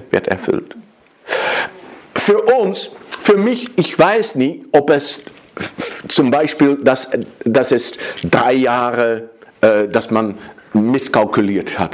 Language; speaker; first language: German; non-native, fluent; Dutch